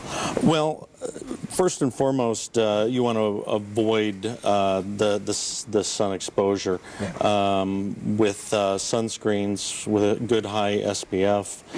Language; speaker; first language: English; native; English